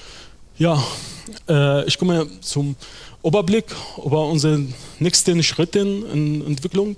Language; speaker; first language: German; non-native, fluent; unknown